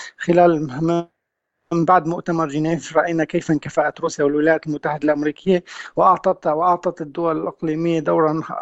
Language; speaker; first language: Arabic; native; Arabic